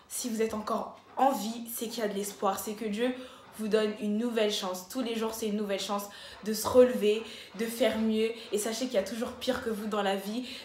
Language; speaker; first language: French; early bilingual, other home language; Lingala